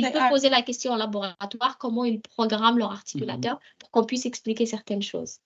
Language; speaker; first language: French; native; French